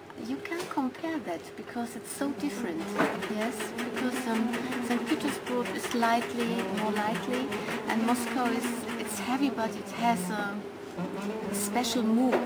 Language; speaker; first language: English; non-native, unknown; German